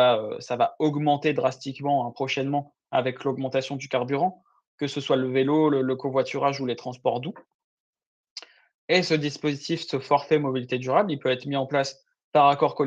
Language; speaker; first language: French; native; French